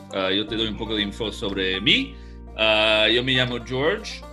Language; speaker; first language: Spanish; non-native, fluent; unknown